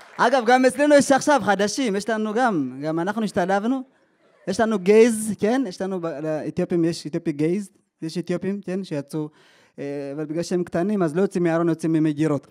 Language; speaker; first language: Hebrew; early bilingual, other home language; Amharic